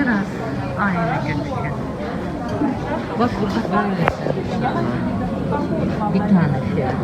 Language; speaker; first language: Turkish; non-native, learner; Russian